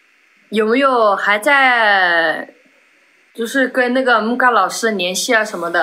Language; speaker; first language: Chinese; native; Chinese